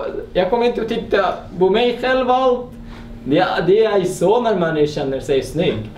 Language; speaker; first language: Swedish; non-native, fluent; Arabic